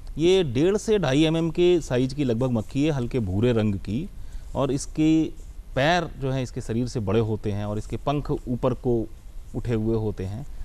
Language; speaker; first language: Hindi; native; Hindi